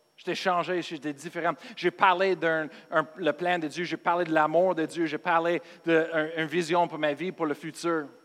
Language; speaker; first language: French; non-native, fluent; English